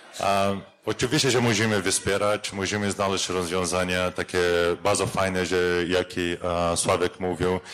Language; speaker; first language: Polish; non-native, learner; Portuguese